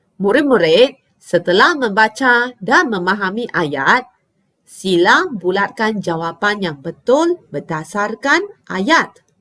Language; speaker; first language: Malay; non-native, local second language; Chinese